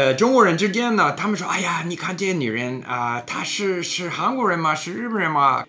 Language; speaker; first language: Cantonese; non-native, learner; English